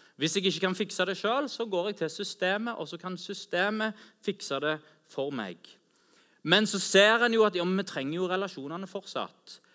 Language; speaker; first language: Norwegian; native; Norwegian